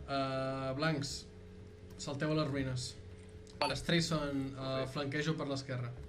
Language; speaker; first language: Catalan; native; Catalan